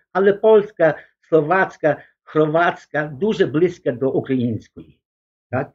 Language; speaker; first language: Ukrainian; early bilingual, heritage; Ukrainian